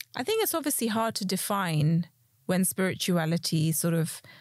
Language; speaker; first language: English; early bilingual, other home language; Hindi